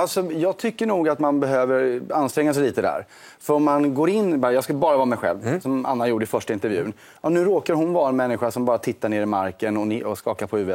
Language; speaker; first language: Swedish; native; Swedish